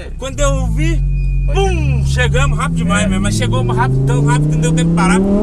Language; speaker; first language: Portuguese; native; Portuguese